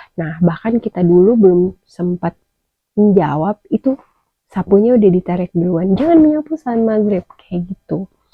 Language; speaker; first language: Indonesian; native; Indonesian